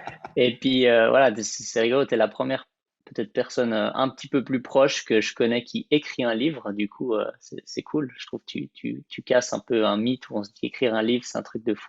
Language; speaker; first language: French; native; French